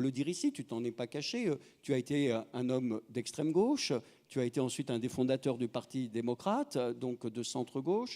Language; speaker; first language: French; native; French